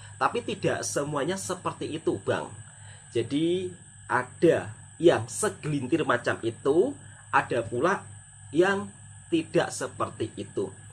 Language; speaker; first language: Indonesian; native; Indonesian